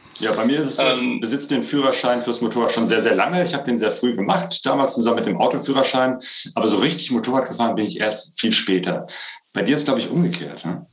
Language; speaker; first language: German; native; German